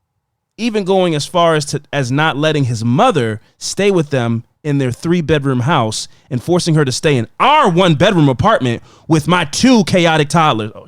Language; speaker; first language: English; native; English